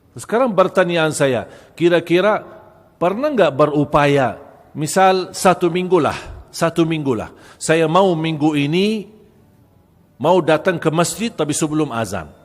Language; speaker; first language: Malay; non-native, fluent; Arabic